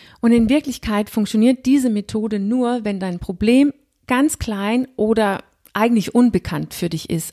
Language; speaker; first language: German; non-native, fluent; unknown